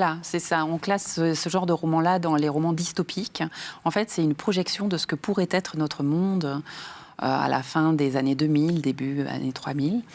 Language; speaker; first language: French; native; French